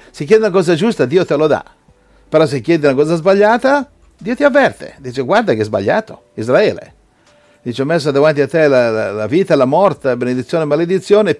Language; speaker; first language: Italian; native; Italian